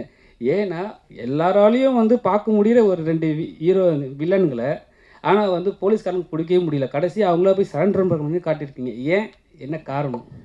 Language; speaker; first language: Tamil; native; Tamil